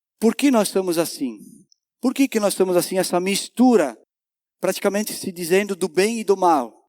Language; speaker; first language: Portuguese; native; Portuguese